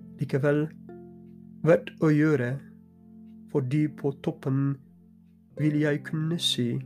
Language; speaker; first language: Norwegian; non-native, fluent; Polish